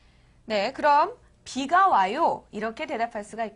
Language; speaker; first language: Korean; native; Korean